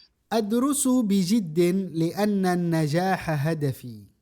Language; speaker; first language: Arabic; non-native, fluent; Indonesian